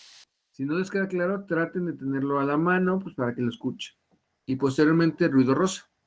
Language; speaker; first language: Spanish; native; Spanish